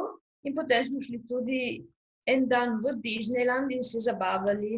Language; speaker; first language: Slovenian; non-native, local second language; Italian